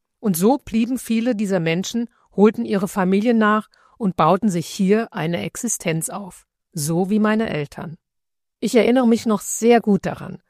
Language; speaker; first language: German; early bilingual, other home language; Italian